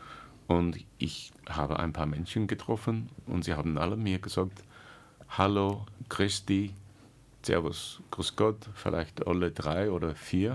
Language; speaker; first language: German; non-native, learner; English